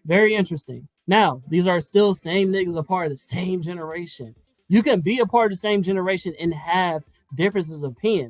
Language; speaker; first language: English; native; English